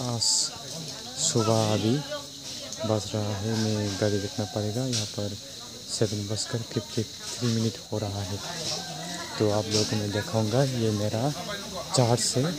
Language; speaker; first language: Hindi; non-native, local second language; Kok Borok